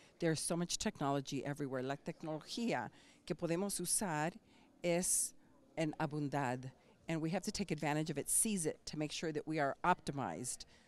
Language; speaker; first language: English; early bilingual, other home language; Spanish